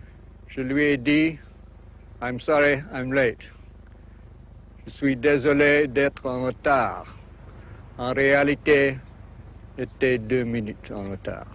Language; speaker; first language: French; non-native, learner; English